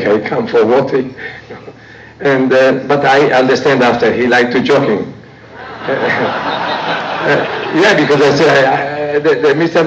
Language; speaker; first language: English; non-native, learner; Italian